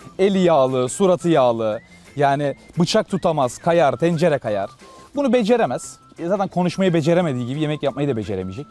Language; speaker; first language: Turkish; native; Turkish